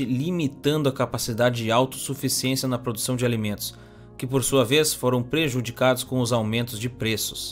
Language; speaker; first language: Portuguese; native; Portuguese